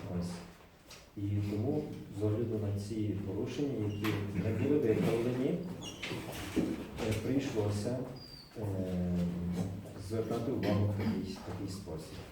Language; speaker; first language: Ukrainian; native; Ukrainian